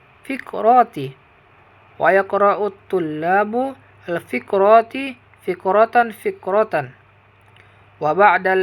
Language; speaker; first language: Arabic; non-native, learner; Indonesian